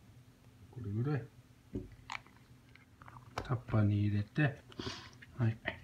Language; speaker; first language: Japanese; non-native, fluent; English